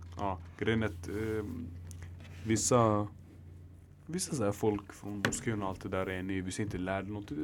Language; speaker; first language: Swedish; early bilingual, other home language; Arabic